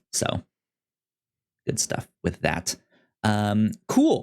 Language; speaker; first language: English; native; English